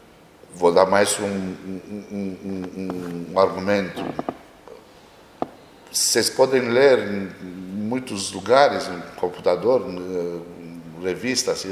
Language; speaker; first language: Portuguese; non-native, fluent; Romanian